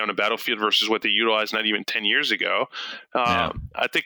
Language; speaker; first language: English; early bilingual, other home language; French